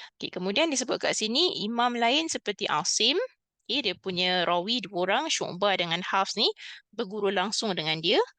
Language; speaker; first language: Malay; native; Malay